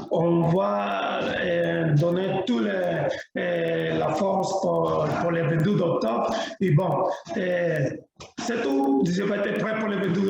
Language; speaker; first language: French; non-native, learner; Spanish